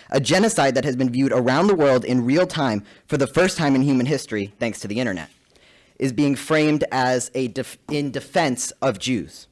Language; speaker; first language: English; native; English